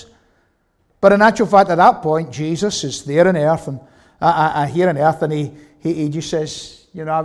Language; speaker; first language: English; native; English